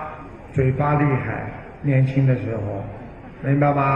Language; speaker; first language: Chinese; native; Chinese